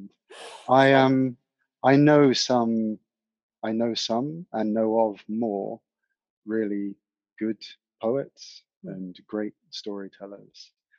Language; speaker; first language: English; native; English